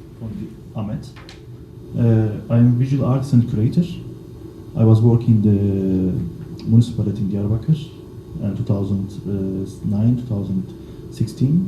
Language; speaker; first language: English; non-native, learner; Kurdish